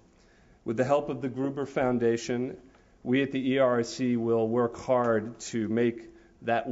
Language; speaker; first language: English; native; English